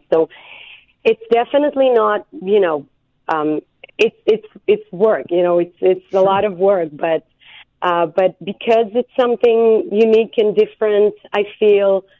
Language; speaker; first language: English; non-native, fluent; Hebrew